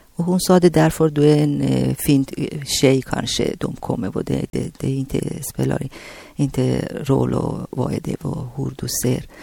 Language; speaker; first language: Swedish; non-native, learner; Persian